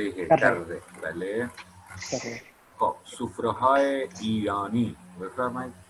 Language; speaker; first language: Persian; non-native, fluent; Urdu